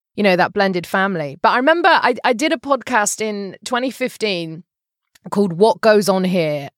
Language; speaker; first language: English; native; English